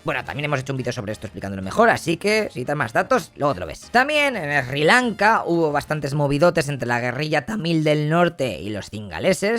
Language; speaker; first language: Spanish; native; Spanish